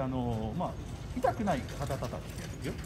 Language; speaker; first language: Japanese; native; Japanese